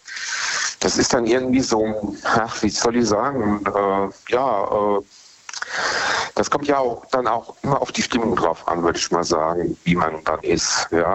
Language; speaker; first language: German; native; German